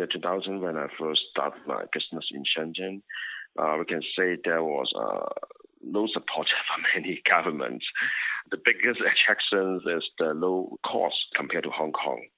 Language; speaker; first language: English; non-native, local second language; Cantonese